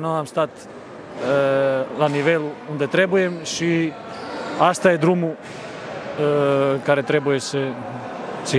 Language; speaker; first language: Romanian; non-native, fluent; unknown